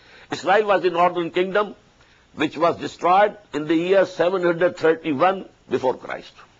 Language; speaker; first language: English; non-native, local second language; Urdu